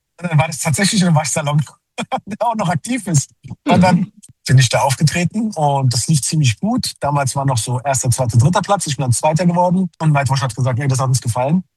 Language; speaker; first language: German; native; German